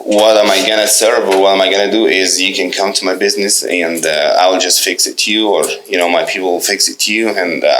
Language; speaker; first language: English; non-native, fluent; Arabic